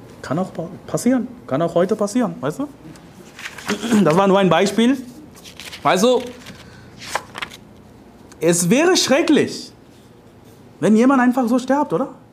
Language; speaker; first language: German; non-native, fluent; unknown